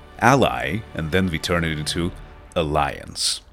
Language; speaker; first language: English; non-native, fluent; Persian